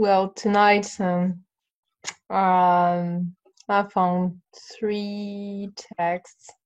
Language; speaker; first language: English; non-native, learner; French